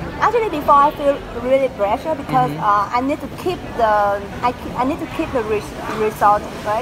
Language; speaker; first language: English; non-native, learner; Vietnamese